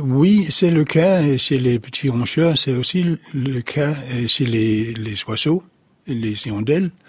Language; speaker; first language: French; non-native, fluent; Danish